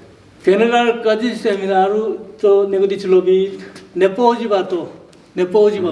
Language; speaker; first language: Czech; non-native, learner; Korean